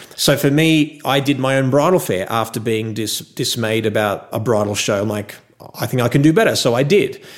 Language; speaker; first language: English; native; English